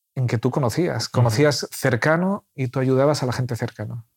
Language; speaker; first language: Spanish; native; Spanish